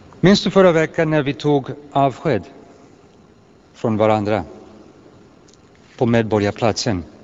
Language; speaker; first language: Swedish; non-native, fluent; Greek